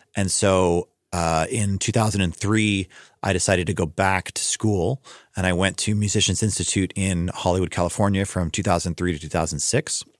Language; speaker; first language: English; native; English